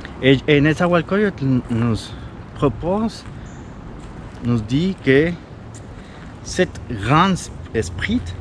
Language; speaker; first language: French; non-native, fluent; Spanish